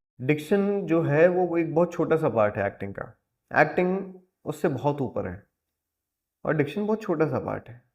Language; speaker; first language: Hindi; native; Hindi